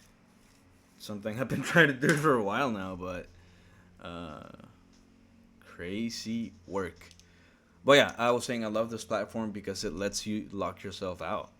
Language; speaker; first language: English; early bilingual, other home language; Spanish